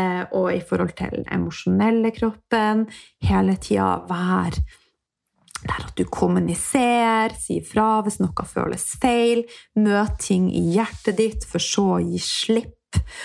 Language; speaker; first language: Norwegian; native; Norwegian